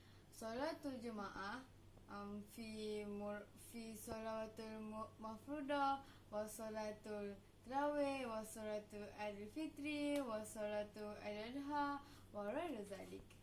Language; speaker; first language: Arabic; non-native, learner; Indonesian